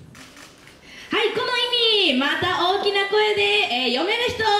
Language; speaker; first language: Japanese; native; Japanese